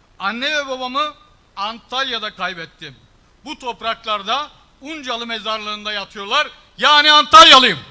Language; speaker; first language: Turkish; early bilingual, heritage; Turkish